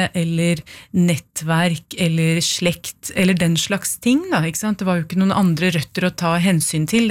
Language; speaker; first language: Norwegian; early bilingual, other home language; Urdu